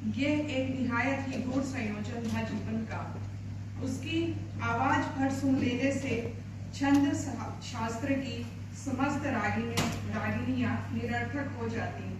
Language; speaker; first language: Hindi; non-native, local second language; Punjabi